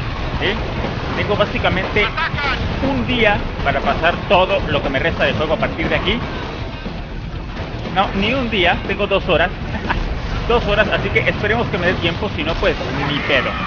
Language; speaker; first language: Spanish; native; Spanish